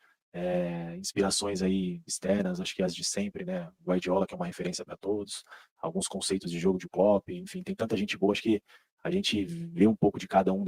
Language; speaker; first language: Portuguese; native; Portuguese